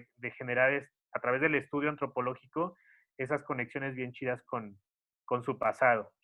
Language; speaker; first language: Spanish; native; Spanish